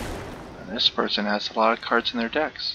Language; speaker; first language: English; native; English